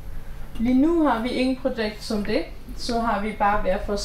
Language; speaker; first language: Danish; non-native, fluent; German